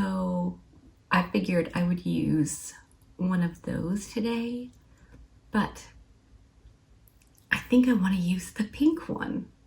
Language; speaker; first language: English; native; English